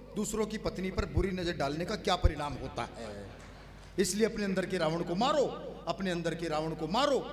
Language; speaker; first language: Hindi; native; Hindi